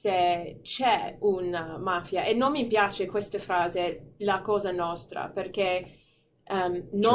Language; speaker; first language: Italian; non-native, fluent; English